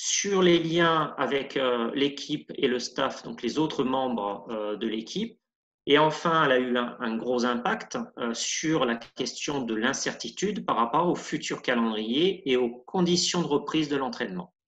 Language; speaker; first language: French; native; French